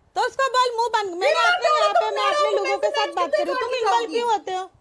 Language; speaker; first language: Hindi; non-native, local second language; Bangla